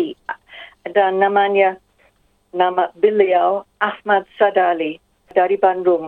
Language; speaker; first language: Indonesian; non-native, fluent; English